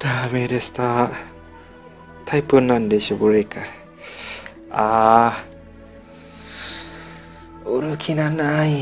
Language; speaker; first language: Japanese; non-native, learner; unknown